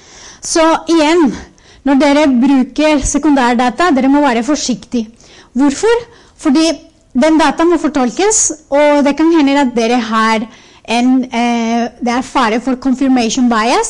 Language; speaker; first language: Norwegian; non-native, fluent; Spanish